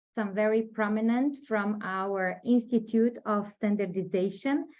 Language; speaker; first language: English; non-native, fluent; Slovenian